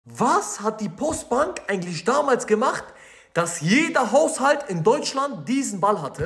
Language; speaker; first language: German; early bilingual, other home language; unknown